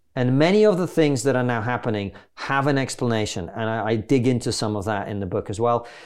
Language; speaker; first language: English; non-native, fluent; Russian